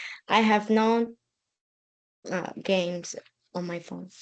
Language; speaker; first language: English; non-native, learner; Spanish